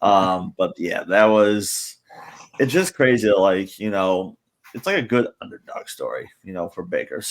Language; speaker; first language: English; native; English